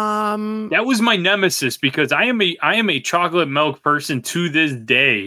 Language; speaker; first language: English; native; English